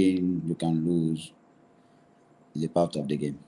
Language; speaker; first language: English; non-native, learner; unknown